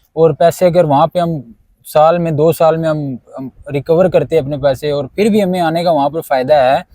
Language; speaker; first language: Urdu; non-native, local second language; Pashto